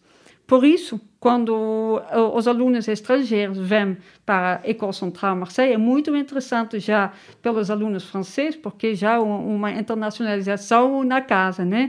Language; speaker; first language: Portuguese; non-native, learner; Dutch